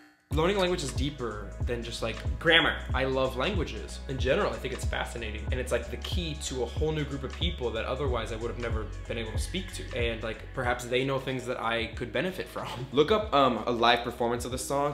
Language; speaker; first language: English; native; English